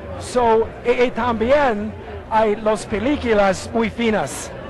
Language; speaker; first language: Spanish; non-native, learner; English